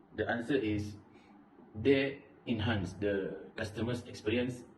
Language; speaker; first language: English; non-native, local second language; Malay